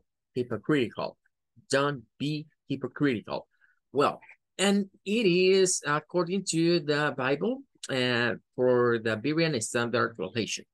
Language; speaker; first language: English; non-native, fluent; Spanish